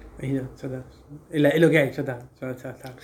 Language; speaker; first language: Spanish; native; Spanish